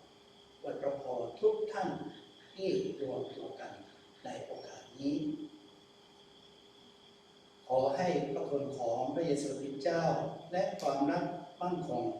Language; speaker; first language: Thai; non-native, local second language; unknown